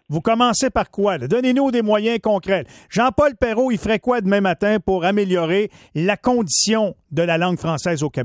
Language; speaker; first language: French; native; French